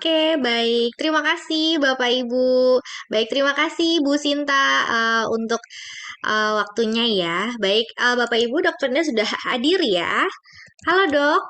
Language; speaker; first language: Indonesian; native; Indonesian